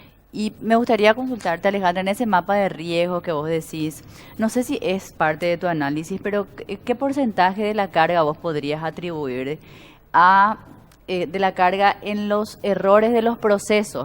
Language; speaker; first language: Spanish; native; Spanish